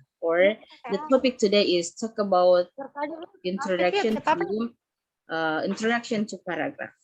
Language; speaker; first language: English; non-native, fluent; Indonesian